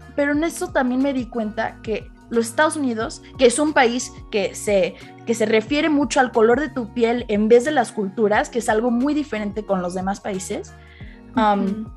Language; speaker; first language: Spanish; early bilingual, heritage; Spanish